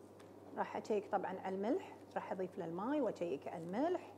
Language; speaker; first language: Arabic; native; Arabic